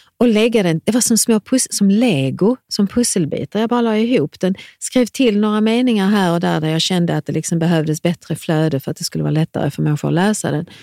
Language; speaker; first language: Swedish; early bilingual, other home language; Serbian